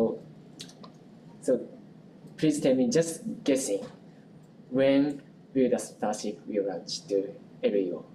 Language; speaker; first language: English; non-native, local second language; Japanese